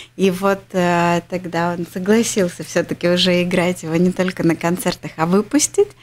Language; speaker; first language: Russian; native; Russian